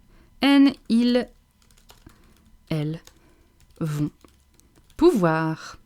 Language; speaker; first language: French; non-native, fluent; English